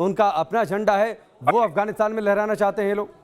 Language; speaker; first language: Hindi; native; Hindi